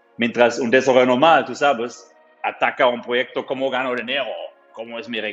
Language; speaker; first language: Spanish; non-native, fluent; German